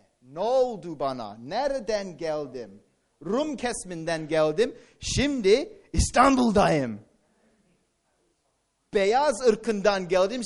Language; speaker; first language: Turkish; non-native, fluent; English